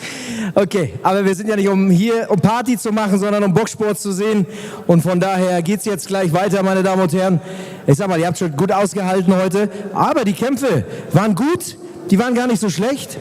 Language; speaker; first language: German; native; German